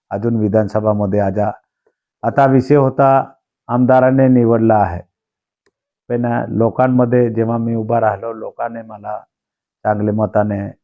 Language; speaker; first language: Marathi; non-native, local second language; Bhili